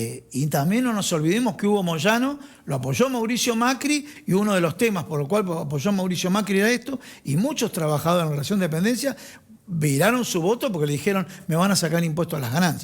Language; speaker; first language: Spanish; native; Spanish